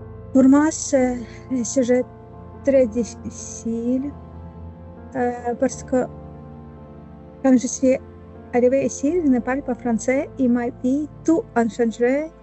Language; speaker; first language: French; non-native, learner; Ukrainian